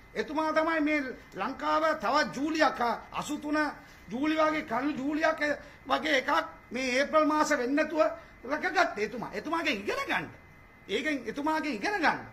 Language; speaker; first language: Sinhala; non-native, local second language; Tamil